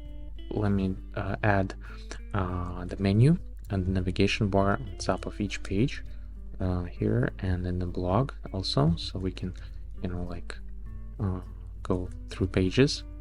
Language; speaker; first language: English; non-native, fluent; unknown